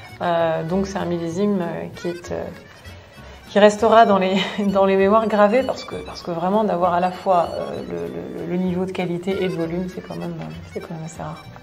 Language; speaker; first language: French; native; French